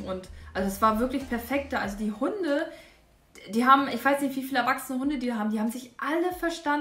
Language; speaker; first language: German; native; German